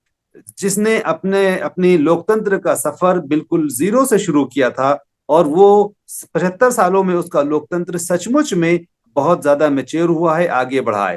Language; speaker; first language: Hindi; native; Hindi